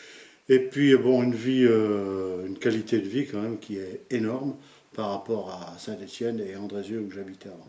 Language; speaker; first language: French; native; French